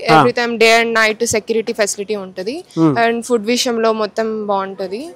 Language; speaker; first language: Telugu; native; Telugu